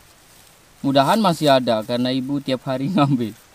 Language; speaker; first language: Indonesian; native; Indonesian